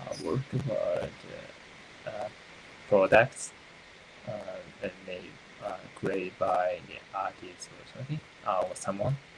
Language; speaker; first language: English; non-native, learner; Japanese